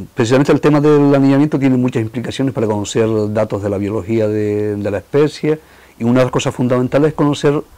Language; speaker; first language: Spanish; native; Spanish